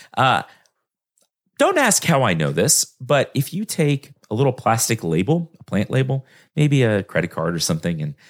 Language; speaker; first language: English; native; English